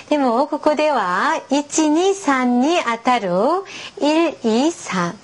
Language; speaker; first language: Japanese; non-native, fluent; Korean